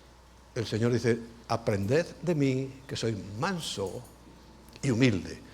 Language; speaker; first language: Spanish; native; Spanish